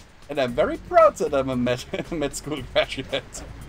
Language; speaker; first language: English; non-native, fluent; German